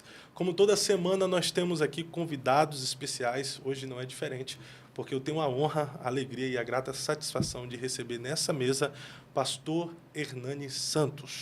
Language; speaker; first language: Portuguese; native; Portuguese